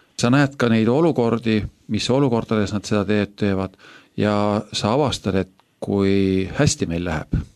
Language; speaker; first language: Estonian; native; Estonian